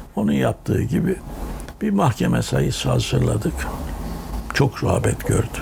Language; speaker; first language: Turkish; native; Turkish